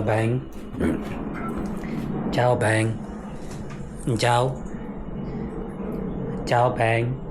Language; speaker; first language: Vietnamese; non-native, learner; English